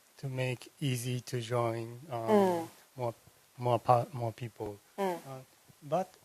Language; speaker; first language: English; non-native, learner; Japanese